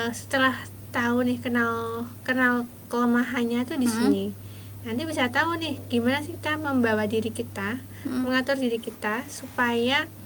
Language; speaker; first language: Indonesian; native; Indonesian